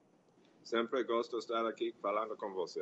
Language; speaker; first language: Portuguese; non-native, fluent; English